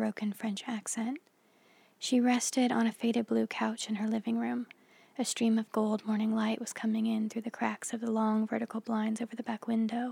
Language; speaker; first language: English; native; English